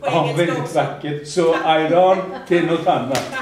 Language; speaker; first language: Swedish; non-native, fluent; Persian